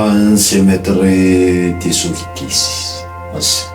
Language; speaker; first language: French; non-native, local second language; Malagasy